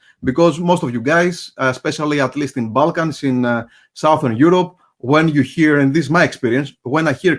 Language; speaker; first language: English; non-native, fluent; Greek